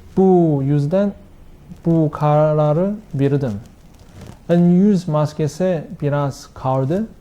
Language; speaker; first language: Turkish; non-native, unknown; Chinese